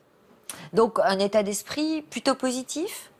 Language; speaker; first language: French; native; French